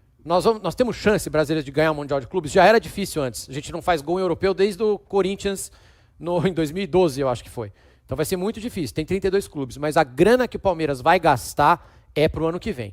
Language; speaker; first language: Portuguese; native; Portuguese